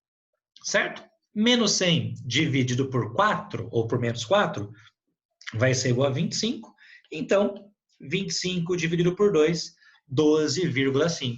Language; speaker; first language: Portuguese; native; Portuguese